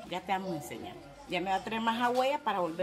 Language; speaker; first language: Spanish; native; Spanish